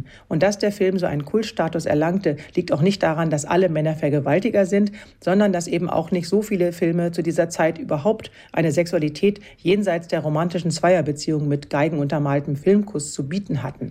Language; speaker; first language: German; native; German